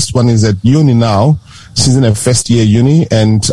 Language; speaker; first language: English; non-native, local second language; Shona